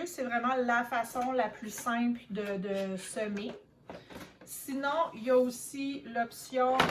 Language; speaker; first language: French; native; French